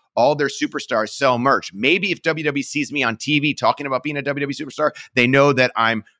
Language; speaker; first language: English; native; English